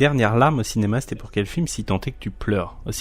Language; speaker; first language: French; native; French